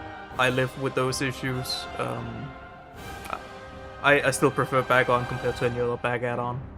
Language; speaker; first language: English; non-native, fluent; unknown